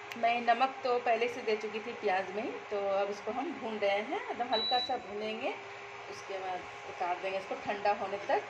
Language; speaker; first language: Hindi; non-native, local second language; Bangla